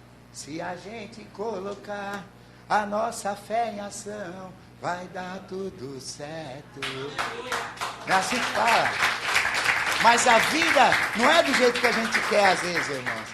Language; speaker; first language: Portuguese; native; Portuguese